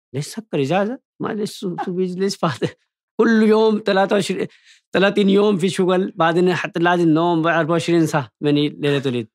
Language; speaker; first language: Arabic; non-native, learner; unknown